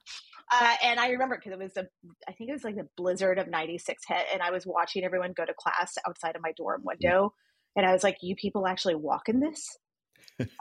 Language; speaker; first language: English; native; English